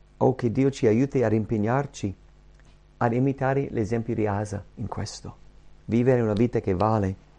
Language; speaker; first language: Italian; non-native, fluent; English